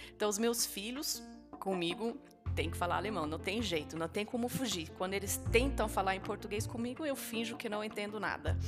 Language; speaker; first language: Portuguese; non-native, fluent; German